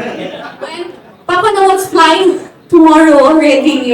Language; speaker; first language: English; non-native, local second language; Filipino